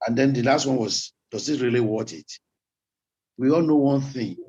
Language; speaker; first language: English; non-native, local second language; Yoruba